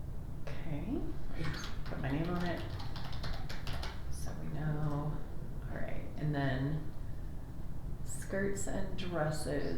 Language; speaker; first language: English; native; English